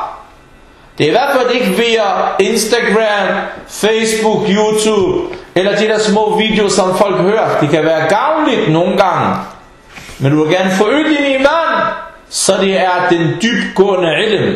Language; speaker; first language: Danish; non-native, fluent; Arabic